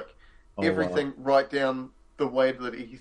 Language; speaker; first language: English; native; English